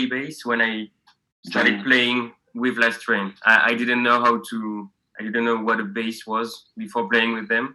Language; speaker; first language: English; non-native, fluent; French